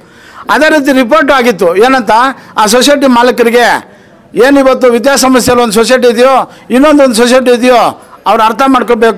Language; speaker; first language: Kannada; native; Kannada